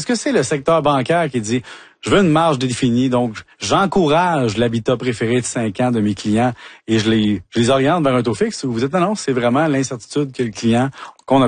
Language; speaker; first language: French; native; French